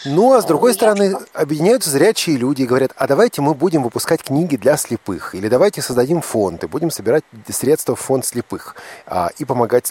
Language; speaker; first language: Russian; native; Russian